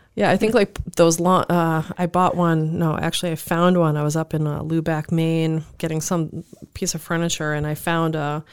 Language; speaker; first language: English; native; English